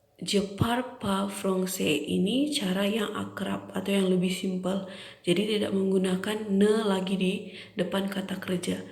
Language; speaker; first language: Indonesian; native; Indonesian